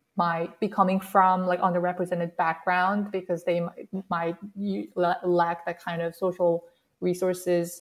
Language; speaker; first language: English; non-native, fluent; Korean